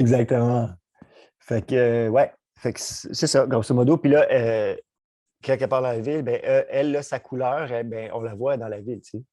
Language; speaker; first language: French; native; French